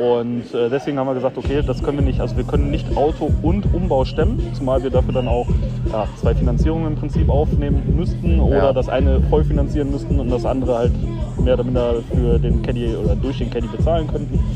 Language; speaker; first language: German; native; German